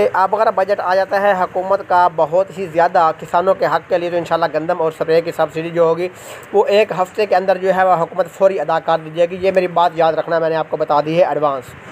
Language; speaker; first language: Urdu; native; Urdu